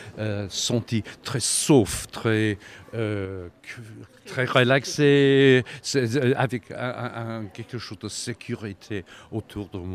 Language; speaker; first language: French; non-native, learner; English